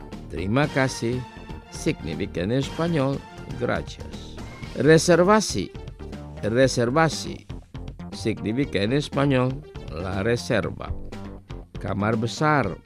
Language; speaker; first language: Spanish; non-native, fluent; Indonesian